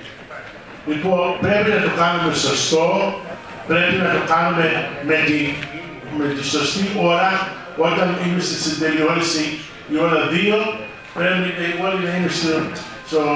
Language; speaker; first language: Greek; early bilingual, heritage; Greek